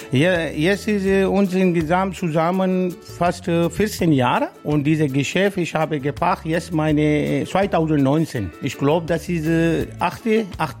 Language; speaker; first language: German; non-native, learner; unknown